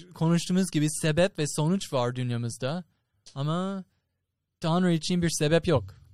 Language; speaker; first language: Turkish; non-native, fluent; English